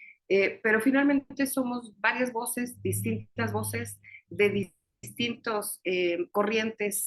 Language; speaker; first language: Spanish; native; Spanish